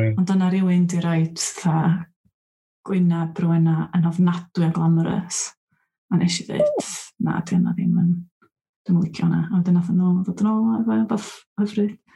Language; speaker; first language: Welsh; native; Welsh